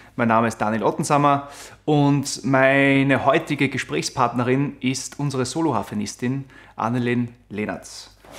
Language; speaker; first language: German; native; German